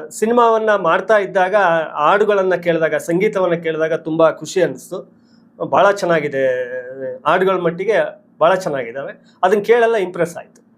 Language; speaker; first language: Kannada; native; Kannada